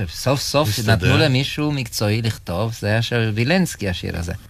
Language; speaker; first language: Hebrew; non-native, fluent; Romanian